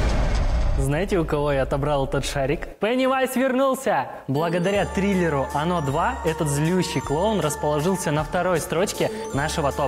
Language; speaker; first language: Russian; native; Russian